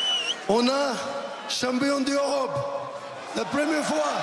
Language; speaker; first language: French; non-native, learner; Arabic